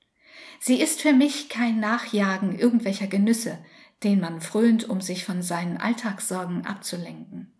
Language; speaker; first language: German; native; German